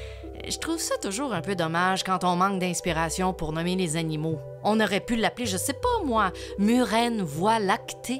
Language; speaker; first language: French; native; French